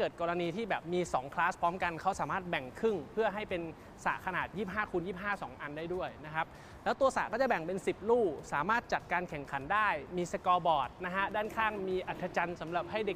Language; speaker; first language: Thai; native; Thai